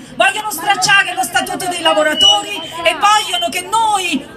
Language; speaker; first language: Italian; native; Italian